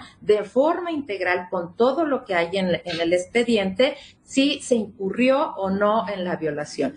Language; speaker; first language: Spanish; native; Spanish